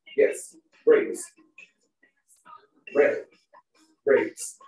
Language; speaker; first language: English; non-native, fluent; Spanish